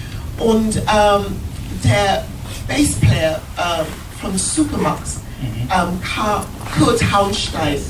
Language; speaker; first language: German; non-native, learner; English